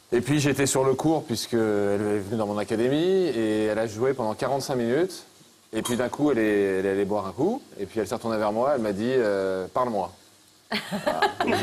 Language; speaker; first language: French; native; French